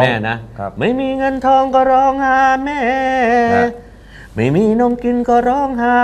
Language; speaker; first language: Thai; native; Thai